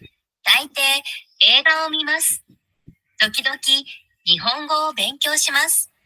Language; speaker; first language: Japanese; non-native, learner; Bangla